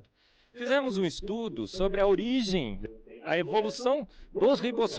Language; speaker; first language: Portuguese; native; Portuguese